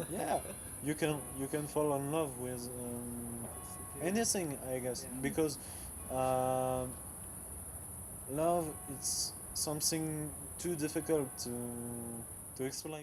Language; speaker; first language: English; non-native, learner; French